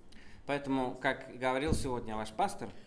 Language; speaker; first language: Russian; non-native, fluent; Spanish